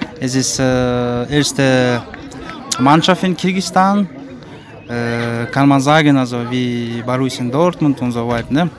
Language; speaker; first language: German; non-native, learner; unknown